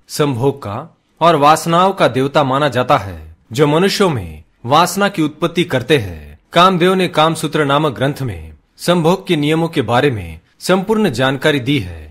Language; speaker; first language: Hindi; native; Hindi